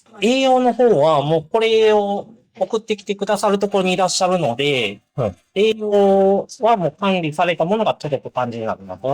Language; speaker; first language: Japanese; native; Japanese